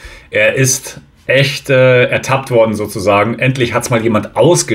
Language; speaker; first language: German; native; German